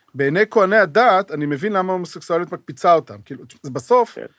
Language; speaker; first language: Hebrew; native; Hebrew